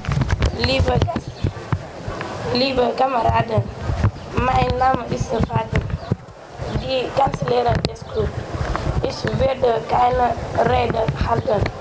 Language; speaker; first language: German; non-native, learner; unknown